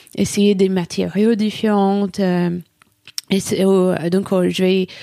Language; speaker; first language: French; non-native, fluent; English